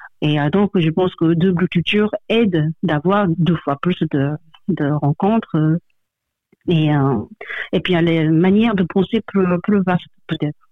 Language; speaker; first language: French; non-native, fluent; Japanese